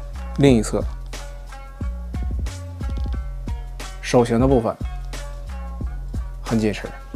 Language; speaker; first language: Chinese; native; Chinese